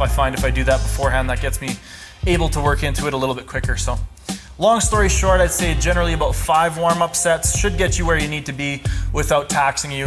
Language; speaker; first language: English; native; English